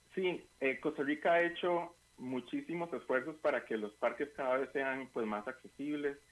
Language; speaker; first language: Spanish; native; Spanish